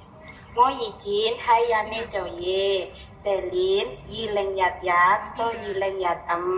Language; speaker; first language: Chinese; non-native, learner; Indonesian